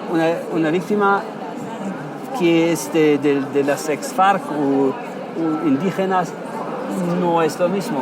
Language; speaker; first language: Spanish; non-native, fluent; German